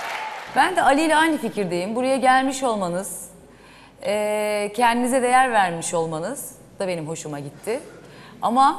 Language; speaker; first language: Turkish; native; Turkish